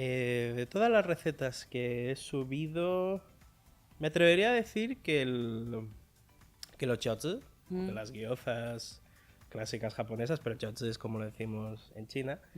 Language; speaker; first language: Spanish; early bilingual, other home language; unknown